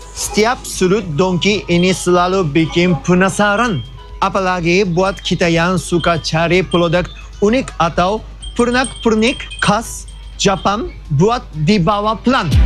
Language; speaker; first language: Indonesian; non-native, fluent; Japanese